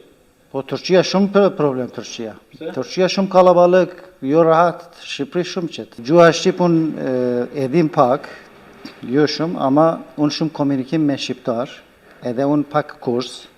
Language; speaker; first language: Albanian; non-native, learner; Turkish